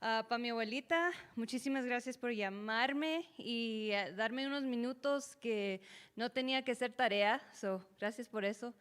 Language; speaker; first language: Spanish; early bilingual, other home language; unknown